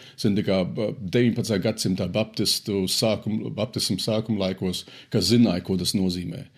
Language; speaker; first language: Latvian; early bilingual, heritage; Latvian